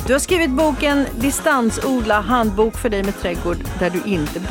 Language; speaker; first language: Swedish; native; Swedish